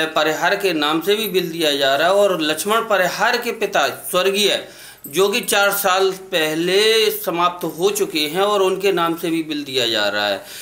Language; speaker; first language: Hindi; native; Hindi